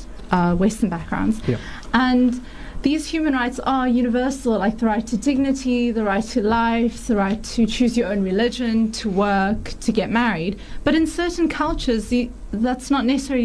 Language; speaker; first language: English; native; English